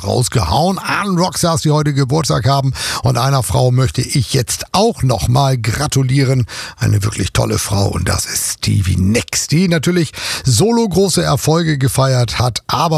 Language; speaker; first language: German; native; German